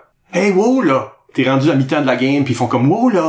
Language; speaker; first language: French; native; French